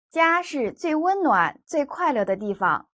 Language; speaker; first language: Chinese; non-native, fluent; Korean